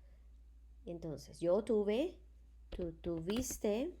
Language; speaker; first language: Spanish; non-native, fluent; English